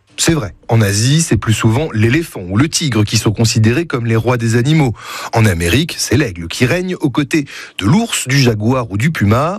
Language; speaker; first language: French; native; French